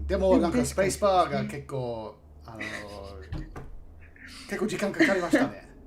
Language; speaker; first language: Japanese; non-native, fluent; English